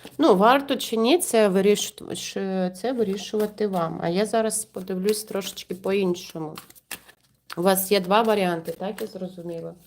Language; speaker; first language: Ukrainian; non-native, local second language; Russian